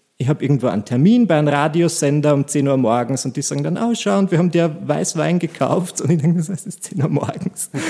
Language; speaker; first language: German; native; German